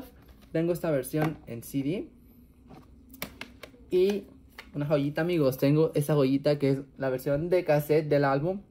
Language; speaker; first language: Spanish; native; Spanish